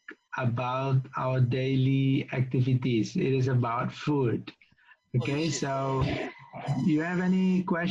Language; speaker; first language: English; non-native, local second language; Indonesian